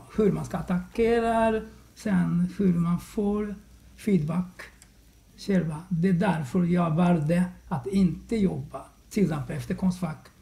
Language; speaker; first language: Swedish; non-native, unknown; Japanese